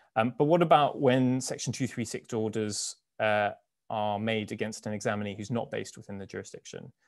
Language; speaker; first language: English; native; English